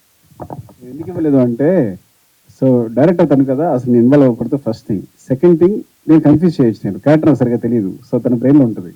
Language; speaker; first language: Telugu; native; Telugu